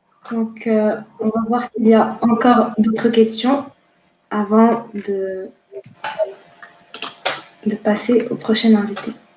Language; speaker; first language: French; non-native, local second language; Arabic